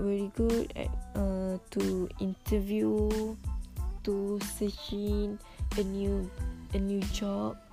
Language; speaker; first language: English; non-native, local second language; Malay